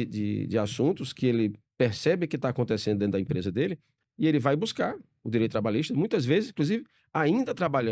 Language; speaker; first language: Portuguese; native; Portuguese